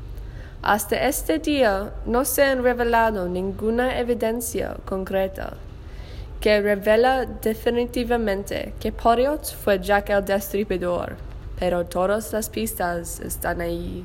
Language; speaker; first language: Spanish; non-native, learner; English